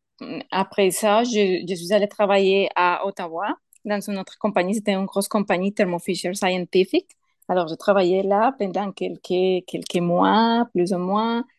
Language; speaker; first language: French; non-native, learner; Spanish